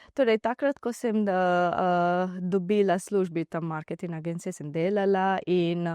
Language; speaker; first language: Slovenian; non-native, learner; Divehi